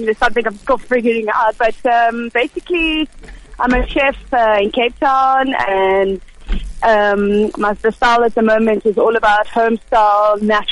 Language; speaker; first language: English; early bilingual, other home language; Hebrew